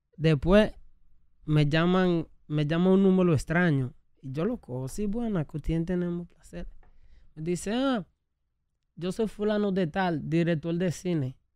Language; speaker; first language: Spanish; native; Spanish